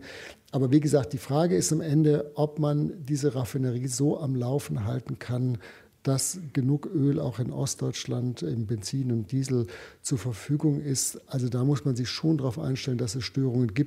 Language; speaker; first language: German; native; German